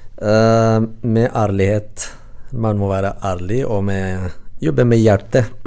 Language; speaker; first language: Norwegian; non-native, learner; Tigrinya